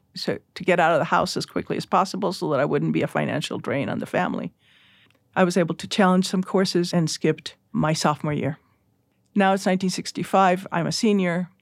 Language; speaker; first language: English; early bilingual, other home language; Spanish